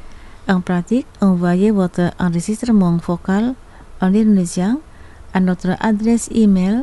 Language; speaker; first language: French; non-native, fluent; Indonesian